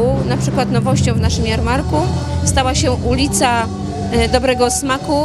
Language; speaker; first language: Polish; native; Polish